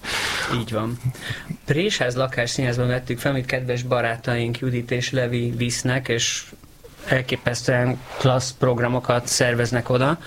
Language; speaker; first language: Hungarian; native; Hungarian